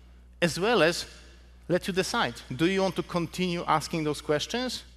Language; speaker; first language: English; non-native, fluent; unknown